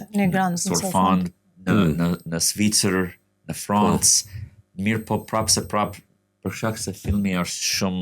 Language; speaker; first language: Albanian; non-native, fluent; English